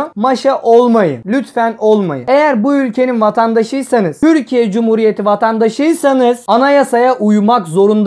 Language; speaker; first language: Turkish; native; Turkish